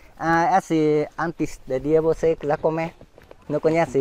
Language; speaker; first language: Portuguese; non-native, learner; Vietnamese